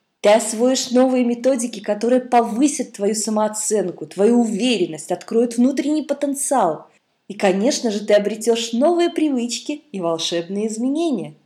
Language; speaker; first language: Russian; native; Russian